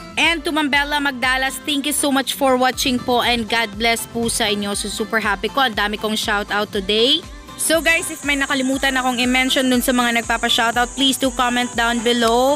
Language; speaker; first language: Filipino; non-native, local second language; Cebuano